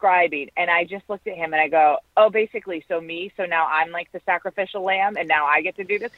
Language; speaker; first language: English; native; English